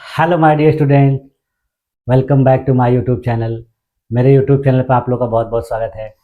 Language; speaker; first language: Hindi; native; Hindi